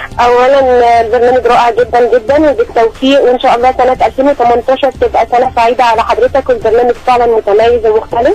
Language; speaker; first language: Egyptian Arabic; native; Egyptian Arabic